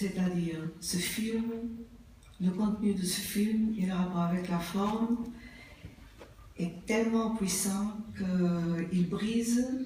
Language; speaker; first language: French; non-native, fluent; Portuguese